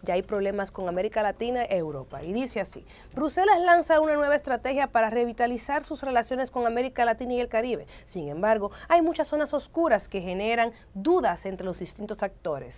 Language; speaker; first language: Spanish; native; Spanish